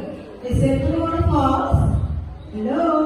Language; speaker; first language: English; non-native, learner; Indonesian